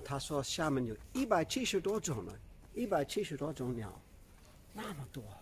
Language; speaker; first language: Chinese; non-native, fluent; English